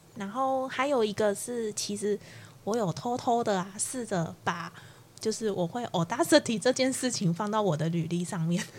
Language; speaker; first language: Chinese; native; Chinese